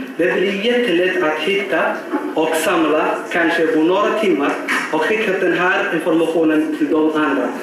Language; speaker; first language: Swedish; non-native, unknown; Somali